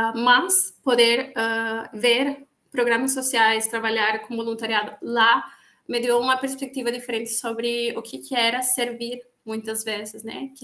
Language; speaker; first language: Portuguese; non-native, fluent; Spanish